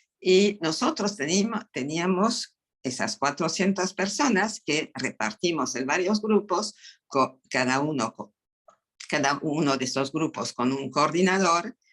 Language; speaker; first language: Spanish; non-native, fluent; French